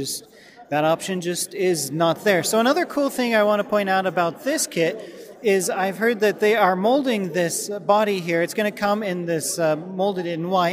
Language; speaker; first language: English; native; English